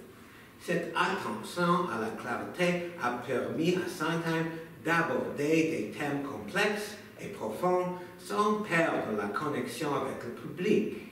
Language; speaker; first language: French; non-native, fluent; English